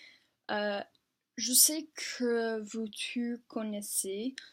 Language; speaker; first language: French; non-native, learner; English